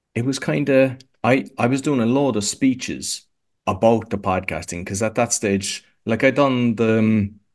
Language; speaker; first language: English; native; English